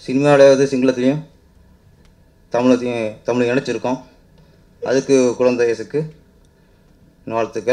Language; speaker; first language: Tamil; native; Tamil